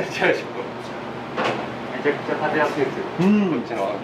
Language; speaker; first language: Japanese; native; Japanese